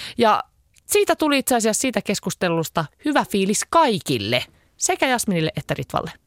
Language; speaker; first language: Finnish; native; Finnish